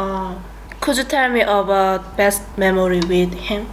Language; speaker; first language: English; non-native, learner; Korean